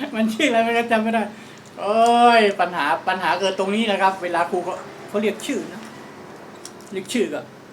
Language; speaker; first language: Thai; non-native, local second language; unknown